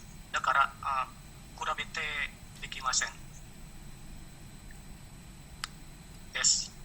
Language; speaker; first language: Japanese; non-native, learner; Indonesian